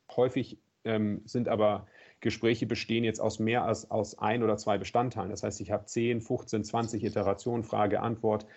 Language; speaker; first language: German; native; German